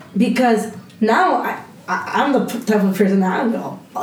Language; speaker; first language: English; early bilingual, other home language; Spanish